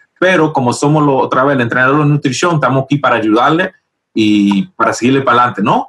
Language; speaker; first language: Spanish; early bilingual, heritage; Spanish